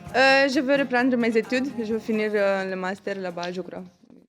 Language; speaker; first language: French; non-native, fluent; Romanian